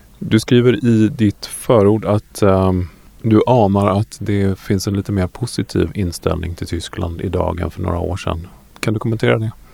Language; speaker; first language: Swedish; native; Swedish